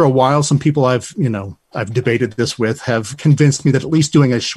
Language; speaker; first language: English; native; English